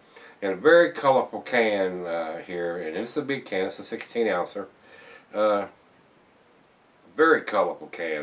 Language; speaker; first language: English; native; English